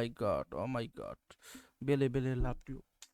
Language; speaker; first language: Hindi; non-native, local second language; Kok Borok